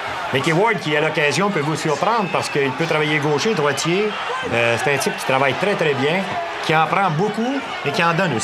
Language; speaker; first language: French; native; French